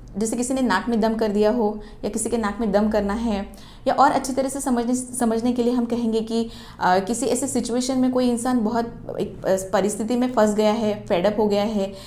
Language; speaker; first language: Hindi; non-native, local second language; Marathi